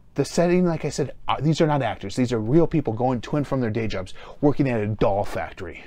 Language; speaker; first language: English; native; English